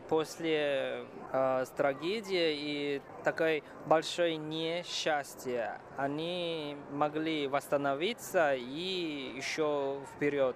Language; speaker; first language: Russian; non-native, fluent; Chinese